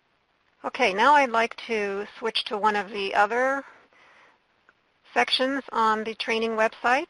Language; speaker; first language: English; native; English